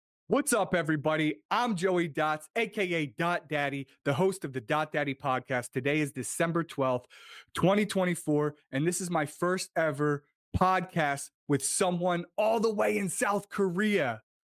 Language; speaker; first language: English; native; English